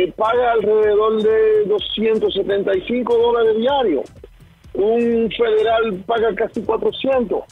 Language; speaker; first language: Spanish; native; Spanish